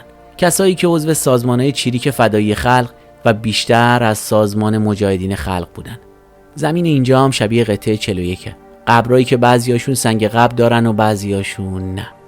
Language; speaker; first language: Persian; native; Persian